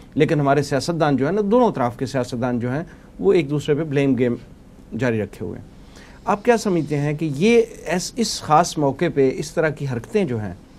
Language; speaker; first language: Hindi; native; Hindi